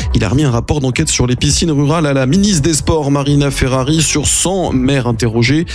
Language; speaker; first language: French; native; French